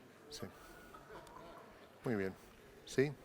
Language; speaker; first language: Spanish; native; Spanish